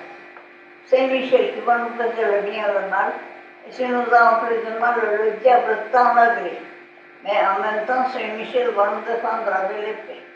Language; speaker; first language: French; non-native, local second language; Basque